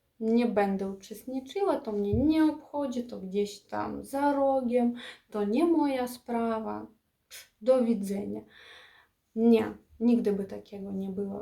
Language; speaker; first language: Polish; non-native, fluent; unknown